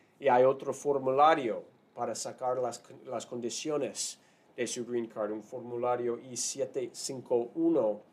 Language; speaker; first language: Spanish; non-native, fluent; English